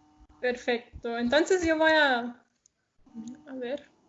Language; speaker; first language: Spanish; non-native, fluent; German